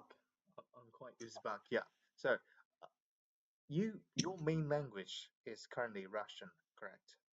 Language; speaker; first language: English; non-native, fluent; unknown